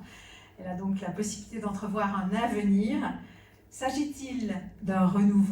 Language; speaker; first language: French; native; French